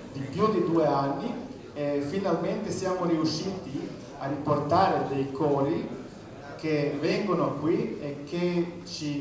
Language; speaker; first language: Italian; non-native, fluent; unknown